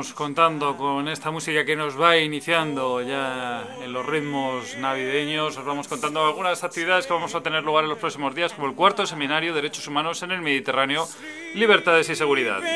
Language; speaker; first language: Spanish; native; Spanish